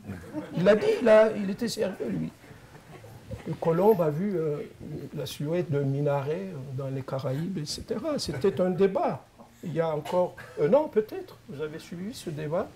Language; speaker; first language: French; non-native, fluent; Turkish